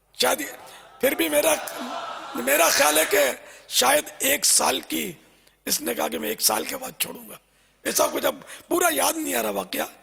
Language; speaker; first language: Urdu; native; Urdu